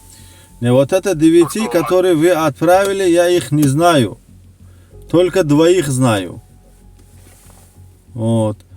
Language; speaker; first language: Russian; non-native, local second language; Tajik